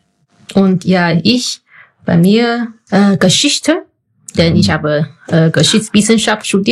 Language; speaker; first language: German; non-native, fluent; Chinese